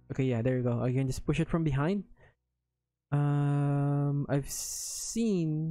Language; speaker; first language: English; non-native, local second language; Filipino